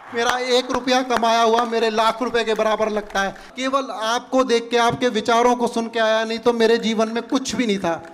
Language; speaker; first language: Hindi; native; Hindi